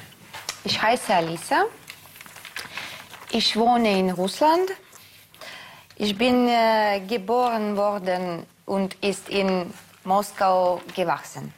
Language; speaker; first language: German; non-native, learner; Russian